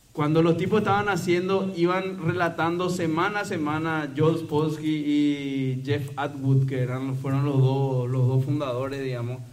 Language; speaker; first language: Spanish; native; Spanish